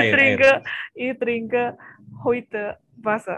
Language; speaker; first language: German; non-native, learner; Indonesian